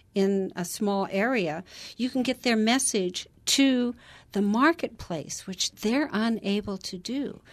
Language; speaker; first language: English; native; English